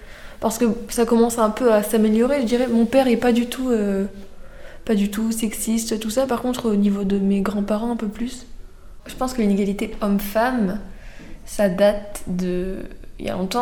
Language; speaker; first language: French; native; French